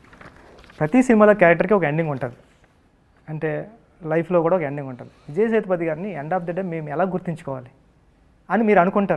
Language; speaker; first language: Telugu; native; Telugu